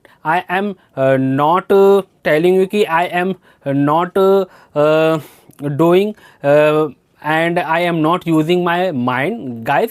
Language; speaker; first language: English; non-native, learner; Hindi